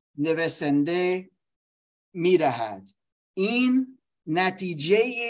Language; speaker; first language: Persian; non-native, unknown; English